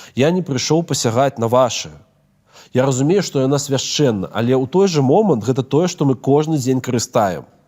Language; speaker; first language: Belarusian; non-native, local second language; Russian